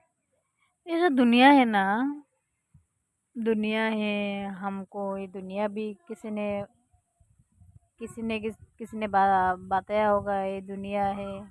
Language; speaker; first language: Hindi; non-native, fluent; Bangla